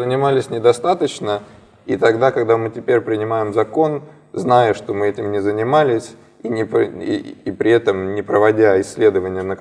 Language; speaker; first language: Russian; native; Russian